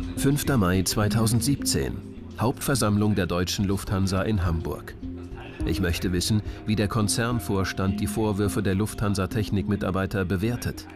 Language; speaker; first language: German; native; German